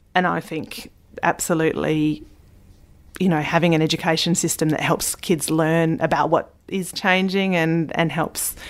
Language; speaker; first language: English; native; English